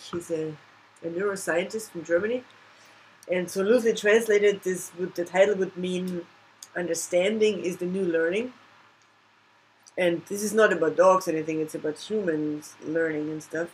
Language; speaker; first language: English; non-native, fluent; German